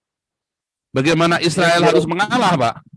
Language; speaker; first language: Indonesian; native; Indonesian